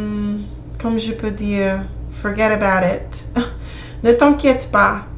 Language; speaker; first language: French; non-native, learner; English